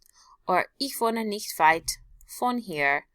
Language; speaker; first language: German; non-native, fluent; English